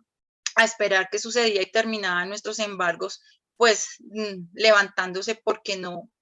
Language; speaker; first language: Spanish; native; Spanish